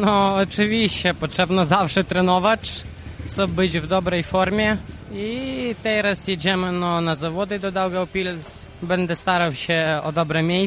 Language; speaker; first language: Polish; non-native, learner; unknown